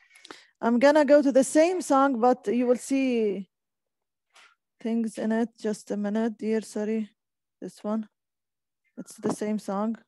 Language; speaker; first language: English; non-native, fluent; Arabic